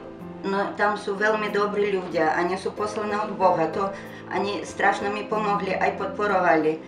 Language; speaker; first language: Slovak; non-native, learner; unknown